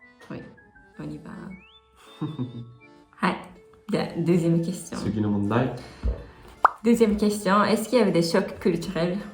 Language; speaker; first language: French; non-native, fluent; Japanese